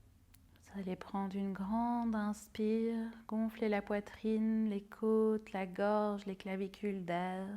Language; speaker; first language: French; native; French